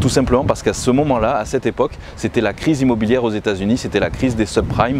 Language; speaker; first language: French; native; French